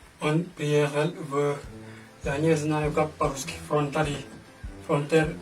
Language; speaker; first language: Russian; non-native, learner; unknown